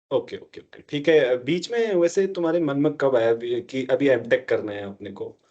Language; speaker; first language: Hindi; native; Hindi